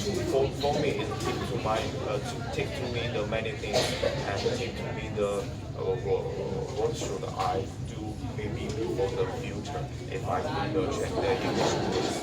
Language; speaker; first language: English; non-native, learner; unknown